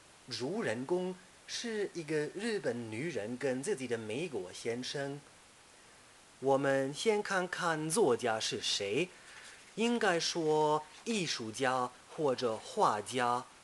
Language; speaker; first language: Chinese; non-native, fluent; German